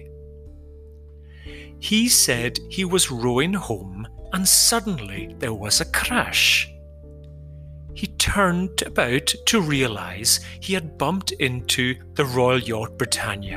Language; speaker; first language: English; native; English